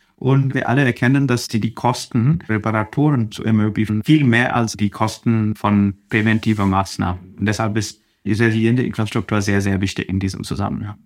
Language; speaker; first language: German; non-native, fluent; Telugu